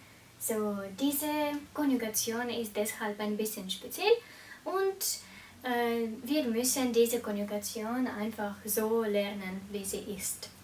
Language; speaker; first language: German; non-native, fluent; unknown